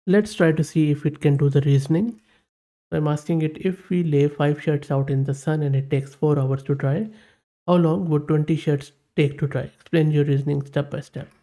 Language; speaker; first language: English; non-native, local second language; Urdu